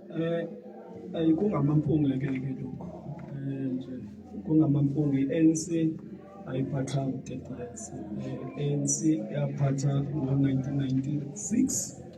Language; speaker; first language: Zulu; native; Zulu